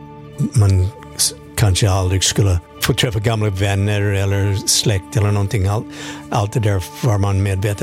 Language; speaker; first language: Swedish; non-native, fluent; English